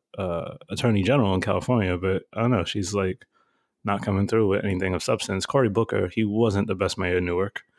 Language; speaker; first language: English; early bilingual, other home language; Spanish